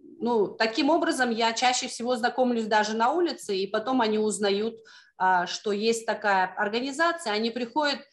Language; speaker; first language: Russian; non-native, local second language; Kyrgyz